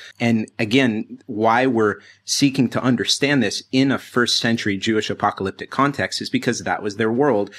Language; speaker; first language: English; native; English